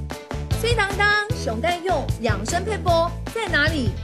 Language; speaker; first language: Chinese; native; Chinese